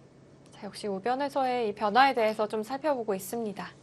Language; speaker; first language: Korean; native; Korean